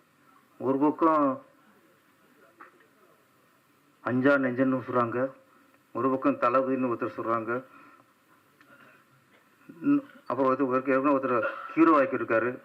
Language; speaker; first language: Tamil; native; Tamil